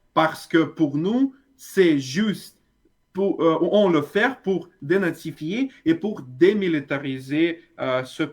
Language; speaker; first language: French; non-native, fluent; Russian